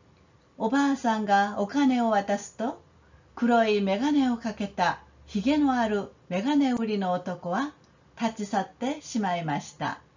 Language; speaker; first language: Japanese; non-native, fluent; Korean